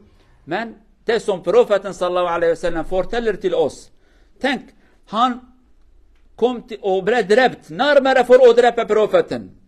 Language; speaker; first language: Swedish; non-native, learner; Kurdish